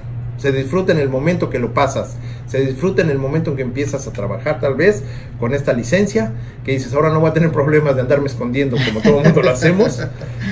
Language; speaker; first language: Spanish; native; Spanish